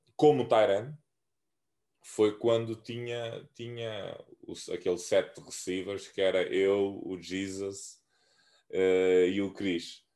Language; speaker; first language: Portuguese; non-native, local second language; Kabuverdianu